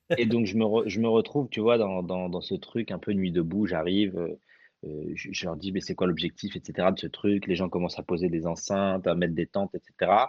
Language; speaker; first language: French; early bilingual, other home language; Arabic